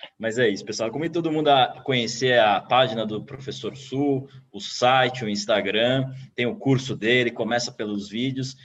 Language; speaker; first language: Portuguese; native; Portuguese